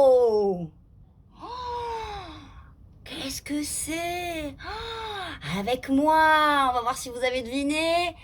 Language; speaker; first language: French; native; French